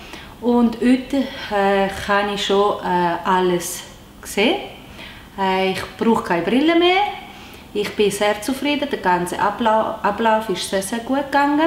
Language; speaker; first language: German; non-native, local second language; Italian